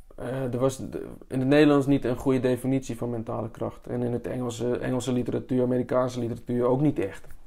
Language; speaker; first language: Dutch; native; Dutch